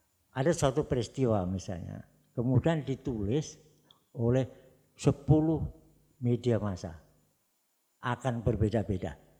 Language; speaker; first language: Indonesian; non-native, local second language; Javanese